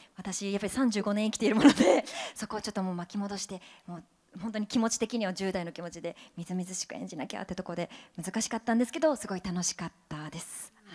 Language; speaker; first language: Japanese; native; Japanese